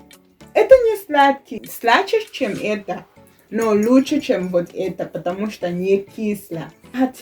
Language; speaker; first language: Russian; non-native, fluent; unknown